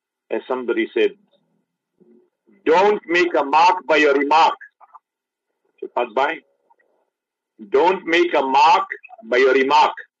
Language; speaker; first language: English; native; English